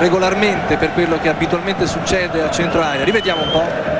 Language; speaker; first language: Italian; native; Italian